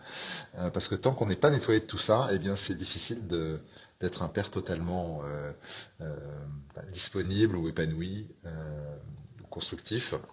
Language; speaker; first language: French; native; French